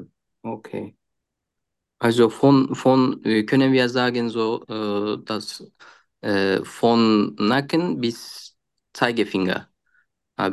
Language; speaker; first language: German; non-native, learner; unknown